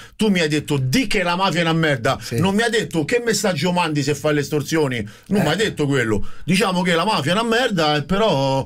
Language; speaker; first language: Italian; native; Italian